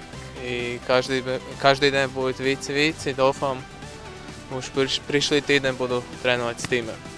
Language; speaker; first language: Slovak; non-native, learner; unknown